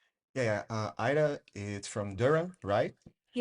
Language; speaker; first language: English; non-native, learner; Portuguese